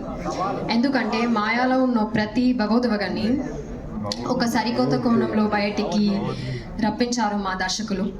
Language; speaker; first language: Telugu; non-native, learner; Malayalam